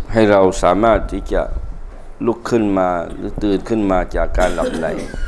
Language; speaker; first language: Thai; non-native, local second language; Malay